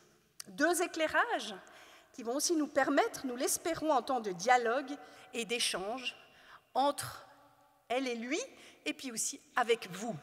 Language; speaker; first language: French; native; French